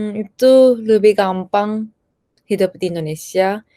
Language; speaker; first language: Indonesian; non-native, fluent; Japanese